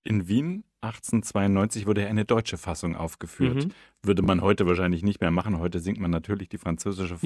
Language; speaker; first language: German; native; German